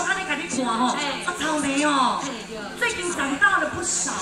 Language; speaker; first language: Chinese; native; Chinese